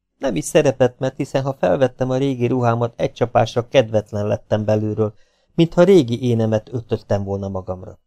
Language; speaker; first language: Hungarian; native; Hungarian